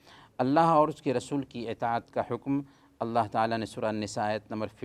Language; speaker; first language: Urdu; native; Urdu